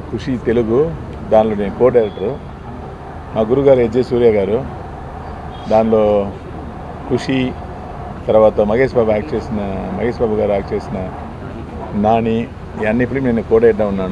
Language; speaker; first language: Telugu; non-native, learner; Tamil